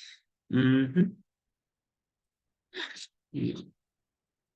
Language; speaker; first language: Japanese; non-native, fluent; Cebuano